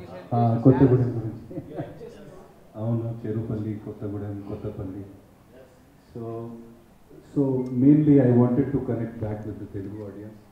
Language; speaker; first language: Telugu; non-native, fluent; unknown